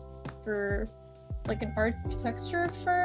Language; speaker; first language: English; non-native, fluent; French